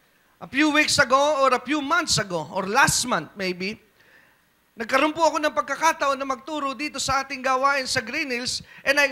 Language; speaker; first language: Filipino; native; Filipino